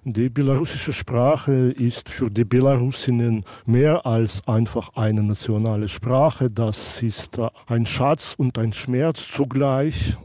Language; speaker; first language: German; non-native, local second language; Belarusian